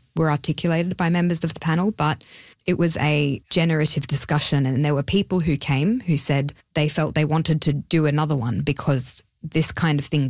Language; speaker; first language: English; non-native, local second language; Hebrew